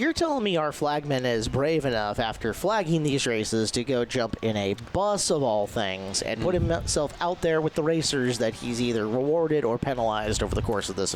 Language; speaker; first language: English; native; English